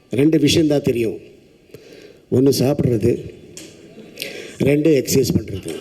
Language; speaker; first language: Tamil; non-native, local second language; Telugu